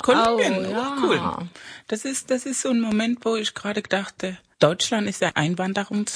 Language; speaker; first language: German; early bilingual, other home language; Spanish